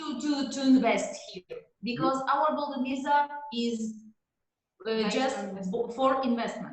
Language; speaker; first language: English; non-native, learner; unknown